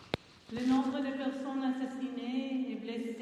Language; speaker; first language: French; non-native, fluent; Hebrew